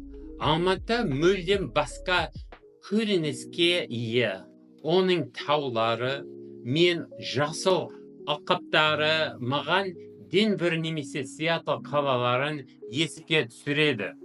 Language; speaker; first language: Kazakh; non-native, fluent; English